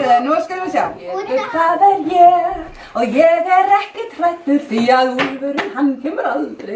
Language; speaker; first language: Icelandic; non-native, fluent; Danish